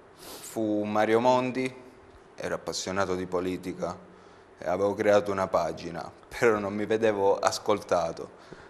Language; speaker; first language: Italian; native; Italian